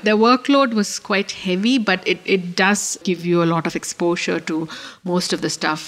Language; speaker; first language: English; non-native, local second language; Malayalam